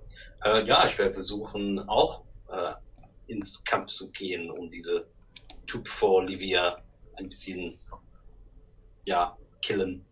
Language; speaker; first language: German; non-native, learner; English